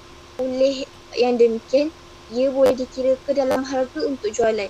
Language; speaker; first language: Malay; native; Malay